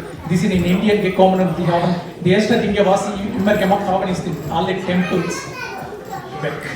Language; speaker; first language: German; non-native, learner; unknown